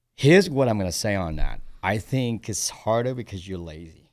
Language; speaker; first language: English; non-native, fluent; Vietnamese